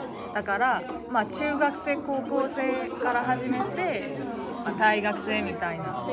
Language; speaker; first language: Japanese; non-native, fluent; Korean